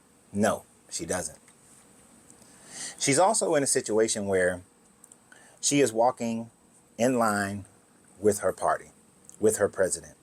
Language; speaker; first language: English; native; English